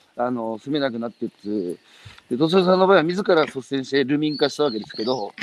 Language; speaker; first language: Japanese; native; Japanese